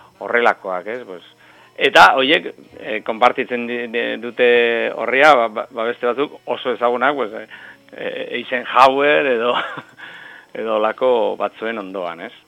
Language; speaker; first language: Basque; non-native, local second language; Spanish